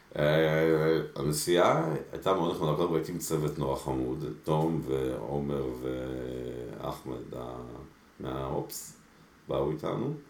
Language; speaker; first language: Hebrew; early bilingual, other home language; Spanish